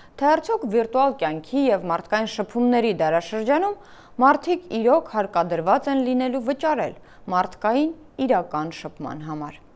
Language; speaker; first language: Armenian; native; Armenian